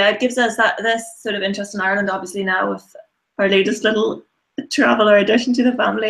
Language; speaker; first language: English; non-native, fluent; German